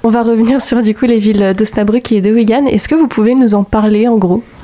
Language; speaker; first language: French; native; French